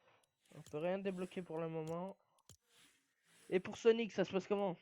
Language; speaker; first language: French; native; French